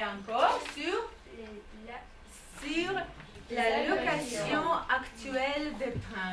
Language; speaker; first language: French; non-native, fluent; Russian